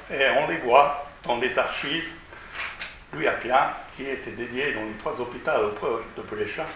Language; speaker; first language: French; non-native, fluent; Italian